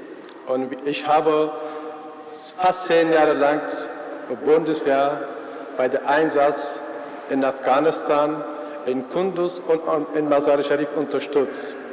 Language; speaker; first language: German; non-native, fluent; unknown